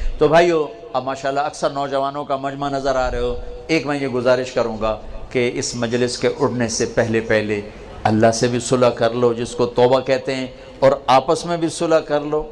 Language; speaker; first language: Urdu; non-native, local second language; Punjabi